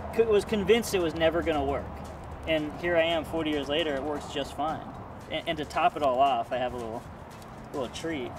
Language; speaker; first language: English; native; English